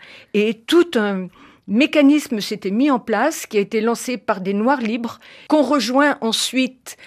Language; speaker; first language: French; native; French